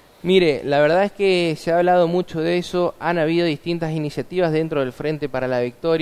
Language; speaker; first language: Spanish; native; Spanish